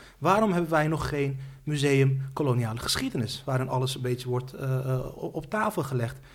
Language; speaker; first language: Dutch; early bilingual, other home language; Turkish